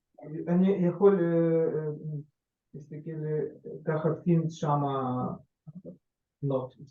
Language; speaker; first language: Hebrew; non-native, learner; Russian